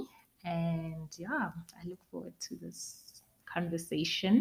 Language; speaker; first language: English; non-native, local second language; Northern Sotho